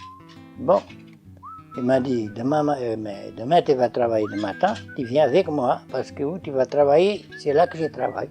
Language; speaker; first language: French; non-native, learner; Portuguese